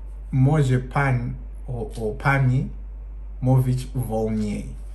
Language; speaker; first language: Polish; non-native, learner; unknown